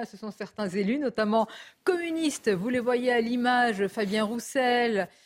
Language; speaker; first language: French; native; French